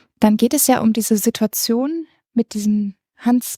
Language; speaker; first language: German; native; German